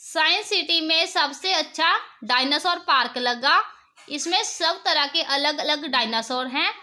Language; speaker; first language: Hindi; non-native, local second language; Punjabi